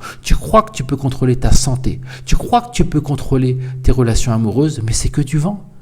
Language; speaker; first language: French; native; French